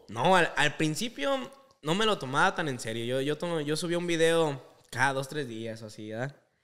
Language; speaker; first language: Spanish; native; Spanish